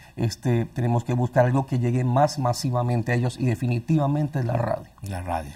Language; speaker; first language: Spanish; native; Spanish